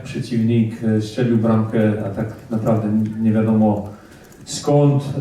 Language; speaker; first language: Polish; early bilingual, heritage; Polish